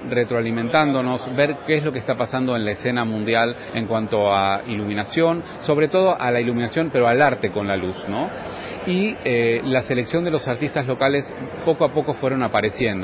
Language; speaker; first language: Spanish; native; Spanish